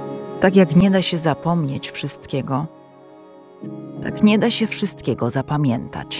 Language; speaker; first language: Polish; native; Polish